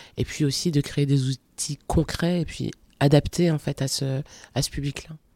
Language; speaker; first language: French; early bilingual, other home language; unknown